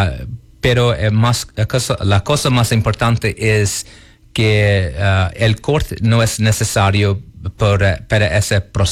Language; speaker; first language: Spanish; non-native, learner; Portuguese